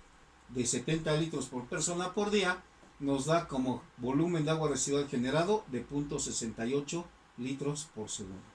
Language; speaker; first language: Spanish; native; Spanish